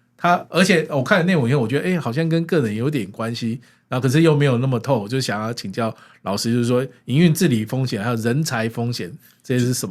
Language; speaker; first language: Chinese; native; Chinese